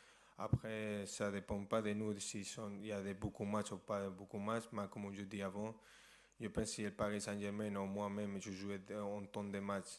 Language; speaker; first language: French; non-native, fluent; Spanish